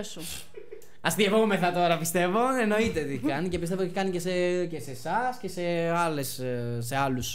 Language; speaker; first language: Greek; native; Greek